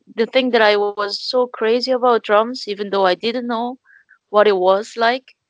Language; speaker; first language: English; non-native, fluent; Korean